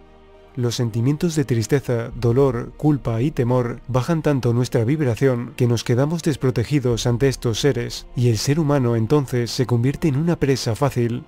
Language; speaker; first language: Spanish; native; Spanish